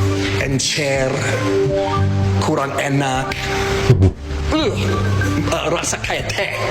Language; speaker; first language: Indonesian; non-native, fluent; English